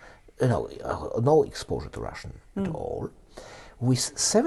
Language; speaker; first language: English; non-native, fluent; Polish